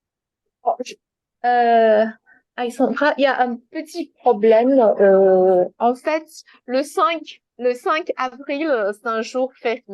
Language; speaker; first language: French; non-native, fluent; Chinese